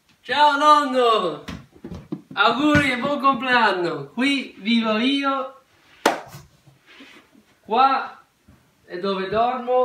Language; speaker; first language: Italian; early bilingual, heritage; Italian